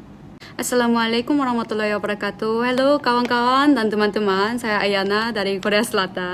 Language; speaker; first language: Indonesian; non-native, learner; Korean